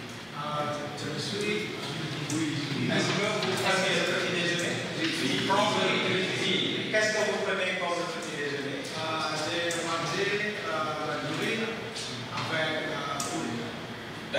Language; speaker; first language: French; non-native, fluent; Indonesian